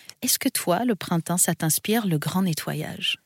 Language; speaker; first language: French; native; French